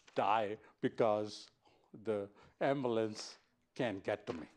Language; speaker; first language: English; non-native, local second language; Punjabi